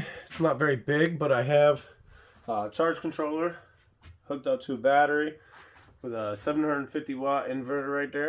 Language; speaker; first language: English; native; English